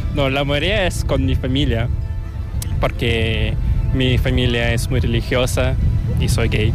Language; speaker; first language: Spanish; non-native, fluent; Korean